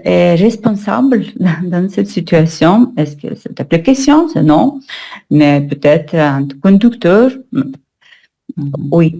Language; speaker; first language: French; non-native, learner; Russian